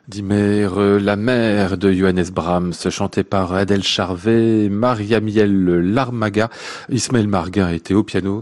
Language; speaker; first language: French; native; French